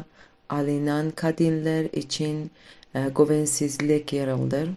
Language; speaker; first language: Turkish; non-native, fluent; Kurdish